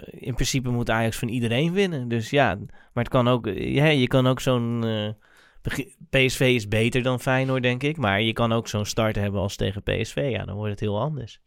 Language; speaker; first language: Dutch; native; Dutch